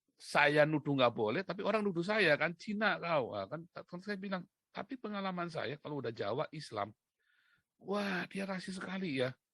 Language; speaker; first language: Indonesian; native; Indonesian